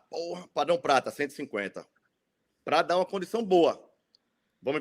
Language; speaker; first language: Portuguese; native; Portuguese